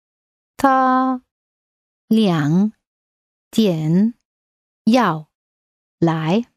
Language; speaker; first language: Chinese; non-native, learner; English